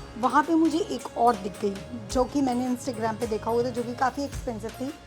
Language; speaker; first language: Hindi; native; Hindi